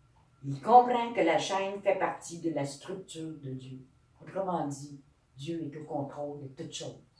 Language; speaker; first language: French; native; French